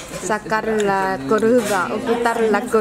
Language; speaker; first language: Spanish; non-native, fluent; Korean